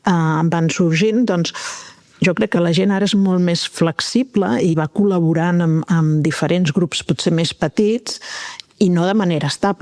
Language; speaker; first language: Catalan; native; Catalan